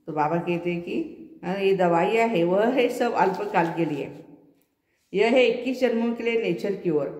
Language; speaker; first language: Hindi; non-native, local second language; Marathi